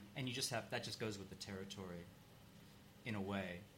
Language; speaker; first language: English; native; English